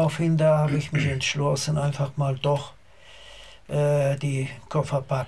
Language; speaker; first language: German; non-native, learner; Azerbaijani